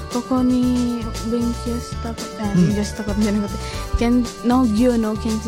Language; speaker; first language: Japanese; non-native, learner; Indonesian